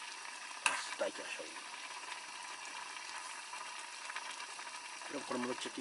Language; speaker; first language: Japanese; native; Japanese